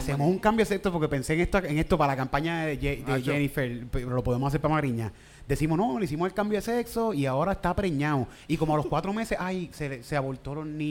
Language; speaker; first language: Spanish; native; Spanish